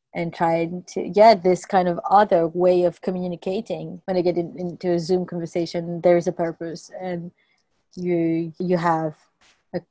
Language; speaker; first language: English; non-native, fluent; French